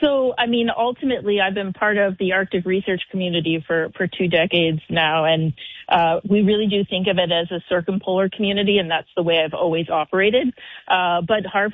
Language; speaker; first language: English; native; English